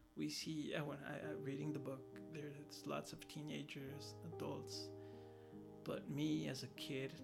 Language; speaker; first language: English; early bilingual, other home language; Spanish